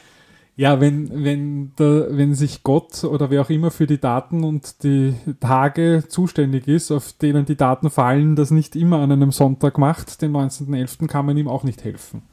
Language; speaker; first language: German; native; German